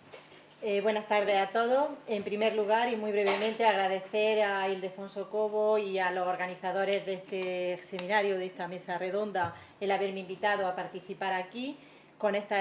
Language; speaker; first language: Spanish; native; Spanish